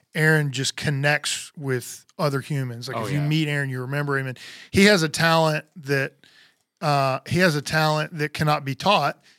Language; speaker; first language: English; native; English